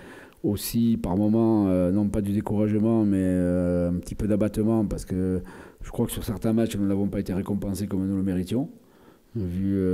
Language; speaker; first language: French; native; French